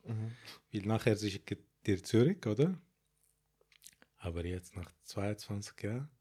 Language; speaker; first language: German; non-native, fluent; Arabic